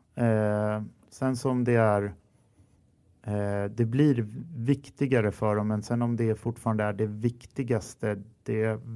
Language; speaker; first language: Swedish; native; Swedish